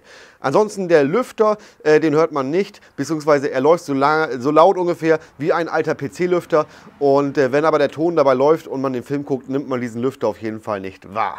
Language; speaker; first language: German; native; German